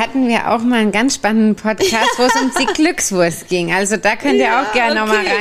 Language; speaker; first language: German; native; German